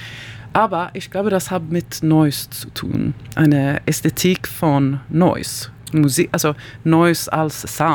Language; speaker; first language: German; non-native, learner; Swedish